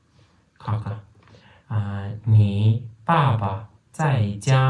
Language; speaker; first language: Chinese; non-native, fluent; Turkmen